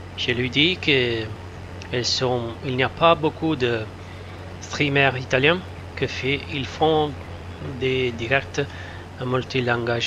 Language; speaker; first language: French; non-native, fluent; Italian